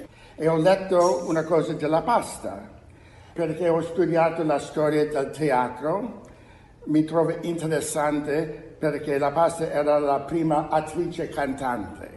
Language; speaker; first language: Italian; non-native, learner; English